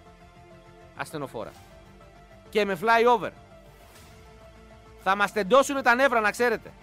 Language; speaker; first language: Greek; native; Greek